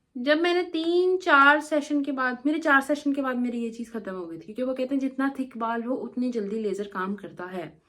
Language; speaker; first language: Urdu; non-native, local second language; Punjabi